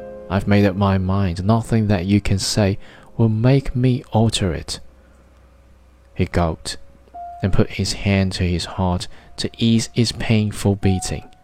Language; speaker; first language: English; non-native, fluent; Chinese